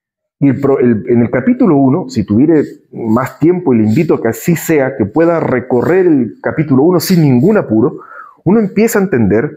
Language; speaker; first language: Spanish; native; Spanish